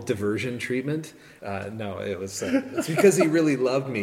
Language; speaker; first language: English; native; English